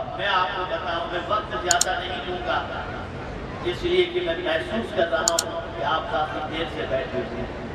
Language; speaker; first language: Urdu; native; Urdu